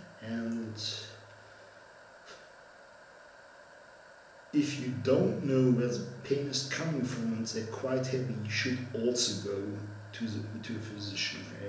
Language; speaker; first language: English; non-native, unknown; German